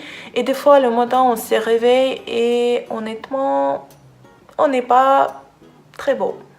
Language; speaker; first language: French; non-native, fluent; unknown